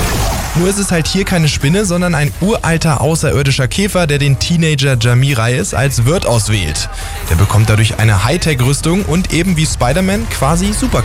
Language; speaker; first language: German; native; German